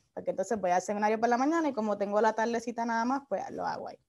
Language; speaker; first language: Spanish; native; Spanish